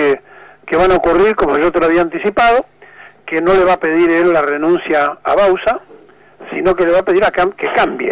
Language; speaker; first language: Spanish; native; Spanish